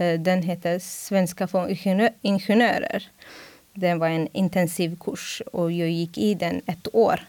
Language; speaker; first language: Swedish; non-native, fluent; Amharic